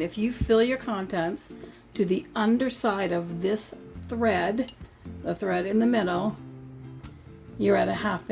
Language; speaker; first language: English; native; English